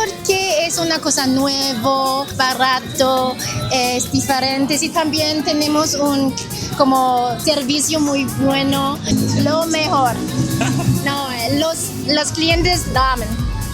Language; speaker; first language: Spanish; non-native, learner; Chinese